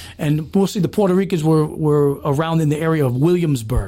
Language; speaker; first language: English; early bilingual, other home language; Spanish